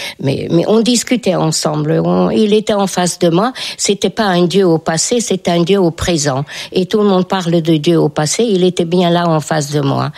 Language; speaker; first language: French; non-native, fluent; Hungarian